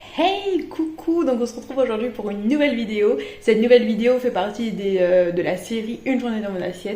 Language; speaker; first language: French; native; French